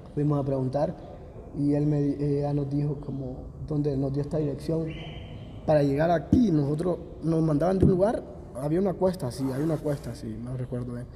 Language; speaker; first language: Spanish; native; Spanish